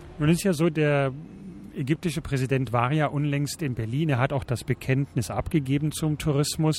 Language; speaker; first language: German; native; German